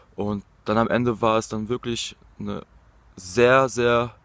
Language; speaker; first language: German; native; German